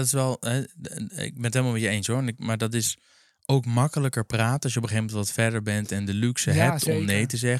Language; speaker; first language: Dutch; native; Dutch